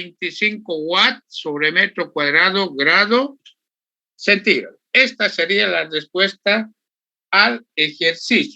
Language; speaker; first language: Spanish; native; Spanish